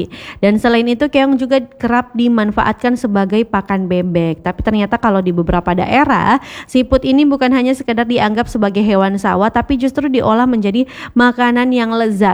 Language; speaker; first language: Indonesian; native; Indonesian